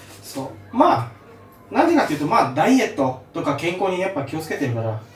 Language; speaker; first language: Japanese; native; Japanese